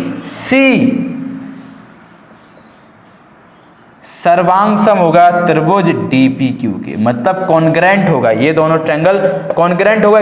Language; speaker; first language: Hindi; native; Hindi